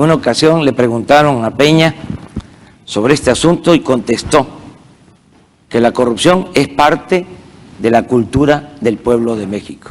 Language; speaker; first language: Spanish; native; Spanish